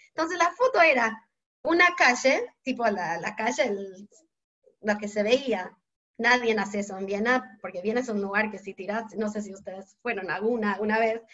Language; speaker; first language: Spanish; non-native, fluent; English